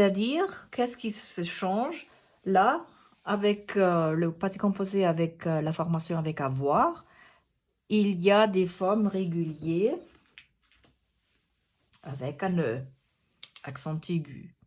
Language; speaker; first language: French; non-native, fluent; German